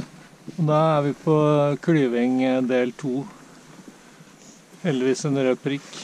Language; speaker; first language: Norwegian; native; Norwegian